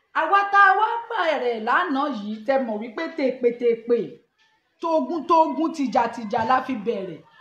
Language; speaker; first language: Yoruba; native; Yoruba